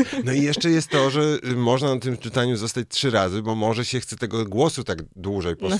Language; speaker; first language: Polish; native; Polish